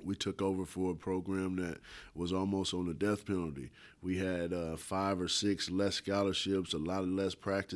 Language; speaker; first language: English; native; English